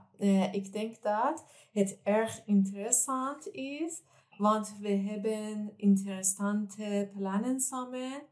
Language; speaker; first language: Dutch; non-native, learner; Persian